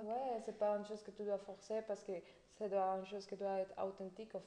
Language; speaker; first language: French; non-native, fluent; Spanish